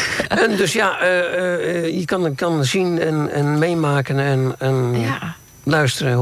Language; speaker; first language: Dutch; native; Dutch